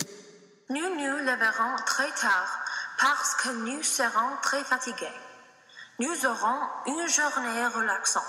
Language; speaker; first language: French; non-native, learner; English